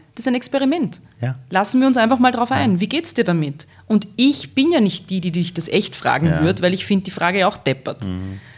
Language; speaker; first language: German; native; German